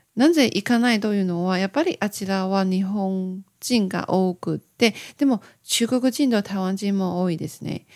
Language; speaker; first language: Japanese; non-native, fluent; Chinese